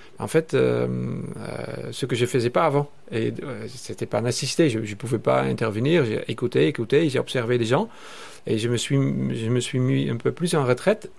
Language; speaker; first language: French; non-native, fluent; Dutch